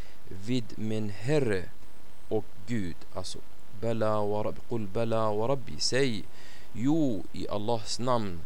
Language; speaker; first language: Swedish; non-native, fluent; Arabic